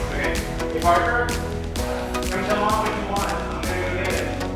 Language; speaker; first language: English; native; English